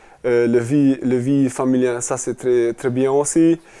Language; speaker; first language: French; non-native, fluent; Hungarian